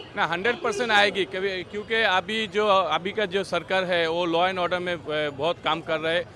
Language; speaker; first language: Hindi; non-native, fluent; Bangla